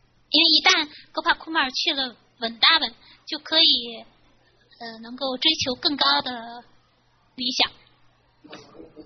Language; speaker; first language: Chinese; native; Chinese